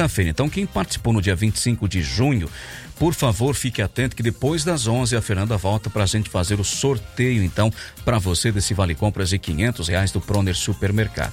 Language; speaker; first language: Portuguese; non-native, local second language; Italian